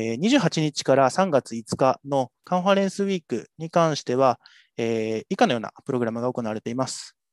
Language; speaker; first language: Japanese; native; Japanese